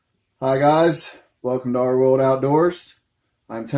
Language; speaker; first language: English; native; English